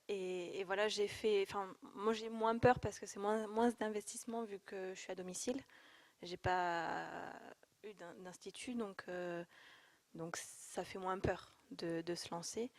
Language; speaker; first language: French; native; French